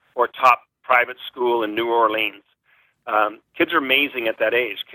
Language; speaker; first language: English; native; English